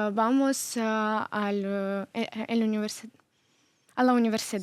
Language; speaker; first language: Spanish; non-native, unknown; Ukrainian